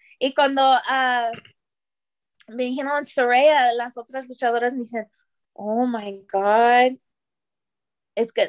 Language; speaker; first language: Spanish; early bilingual, heritage; Spanish